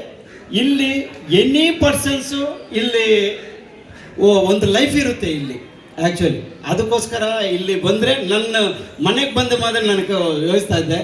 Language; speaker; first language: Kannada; non-native, learner; Telugu